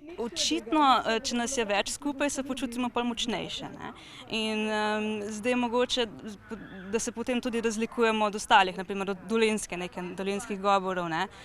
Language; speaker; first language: Slovenian; native; Slovenian